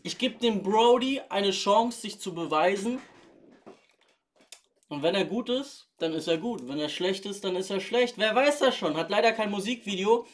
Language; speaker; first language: German; native; German